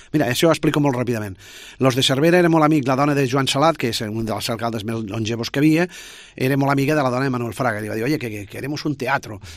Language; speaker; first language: Catalan; native; Catalan